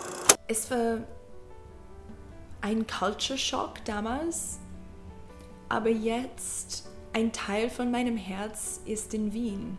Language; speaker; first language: German; non-native, learner; English